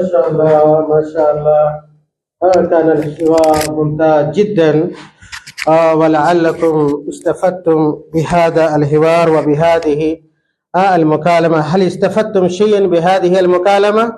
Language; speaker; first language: Arabic; non-native, fluent; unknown